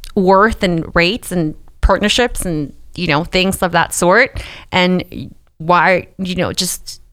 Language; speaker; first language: English; early bilingual, other home language; Spanish